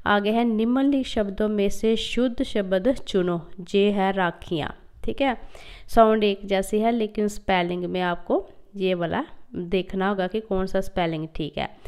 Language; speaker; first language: Hindi; non-native, local second language; Punjabi